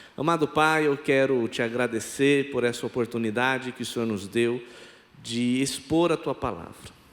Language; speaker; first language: Portuguese; non-native, local second language; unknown